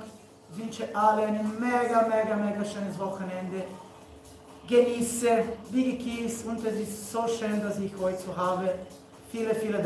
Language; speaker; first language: German; non-native, learner; Spanish